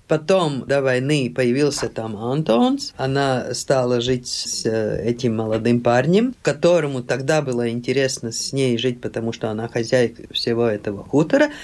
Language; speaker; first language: Russian; non-native, local second language; Latvian